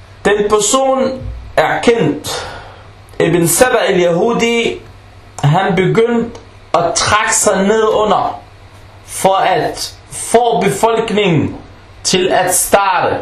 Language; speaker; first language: Danish; non-native, local second language; Arabic